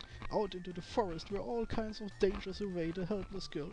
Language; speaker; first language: English; non-native, fluent; German